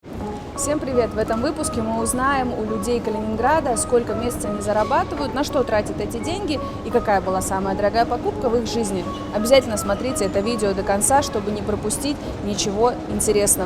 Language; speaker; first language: Russian; native; Russian